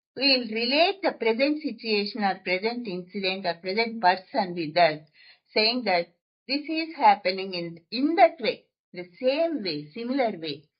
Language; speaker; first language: English; non-native, local second language; Telugu